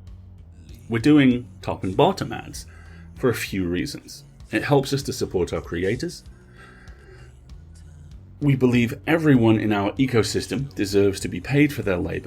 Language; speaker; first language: English; native; English